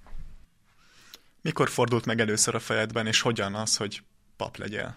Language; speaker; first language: Hungarian; native; Hungarian